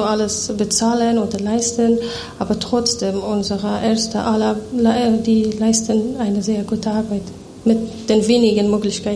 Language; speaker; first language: German; non-native, fluent; Persian